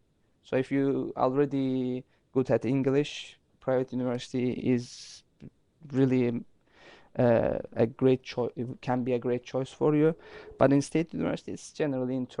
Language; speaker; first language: English; non-native, fluent; Turkish